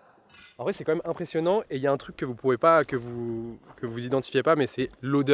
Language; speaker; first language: French; native; French